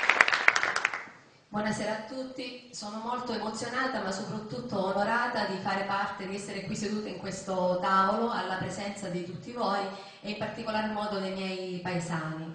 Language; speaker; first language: Italian; native; Italian